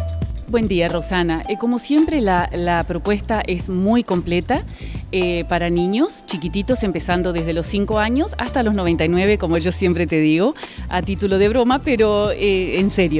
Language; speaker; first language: Spanish; native; Spanish